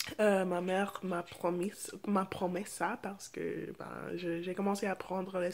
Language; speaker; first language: French; non-native, fluent; English